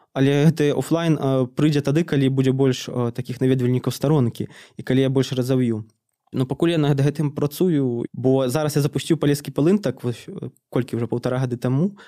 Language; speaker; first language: Belarusian; native; Belarusian